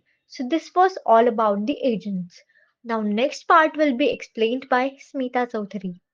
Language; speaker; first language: English; non-native, learner; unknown